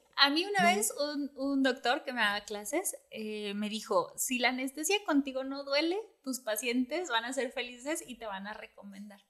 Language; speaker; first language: Spanish; native; Spanish